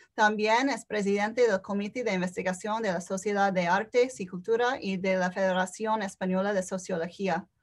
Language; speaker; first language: Spanish; non-native, fluent; English